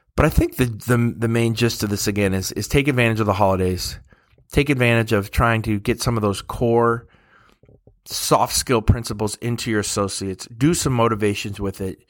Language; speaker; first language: English; native; English